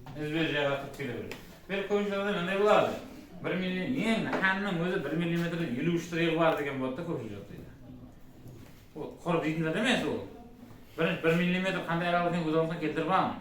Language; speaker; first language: Uzbek; non-native, local second language; Kara-Kalpak